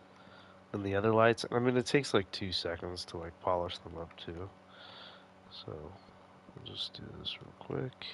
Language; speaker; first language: English; native; English